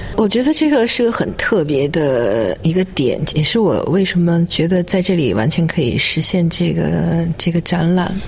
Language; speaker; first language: Chinese; native; Chinese